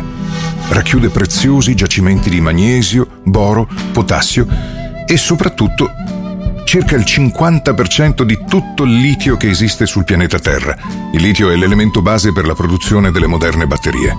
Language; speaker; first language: Italian; native; Italian